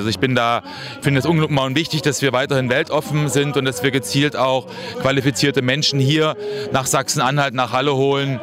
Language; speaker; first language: German; native; German